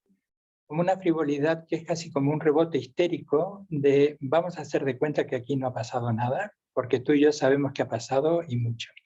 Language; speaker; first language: Spanish; native; Spanish